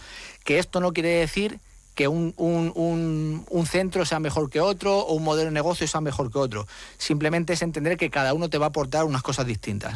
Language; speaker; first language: Spanish; native; Spanish